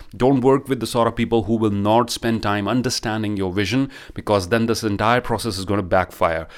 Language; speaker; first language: English; non-native, local second language; Punjabi